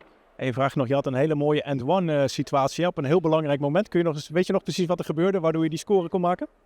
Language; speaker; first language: Dutch; native; Dutch